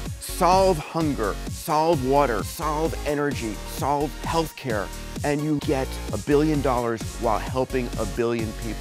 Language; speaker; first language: English; native; English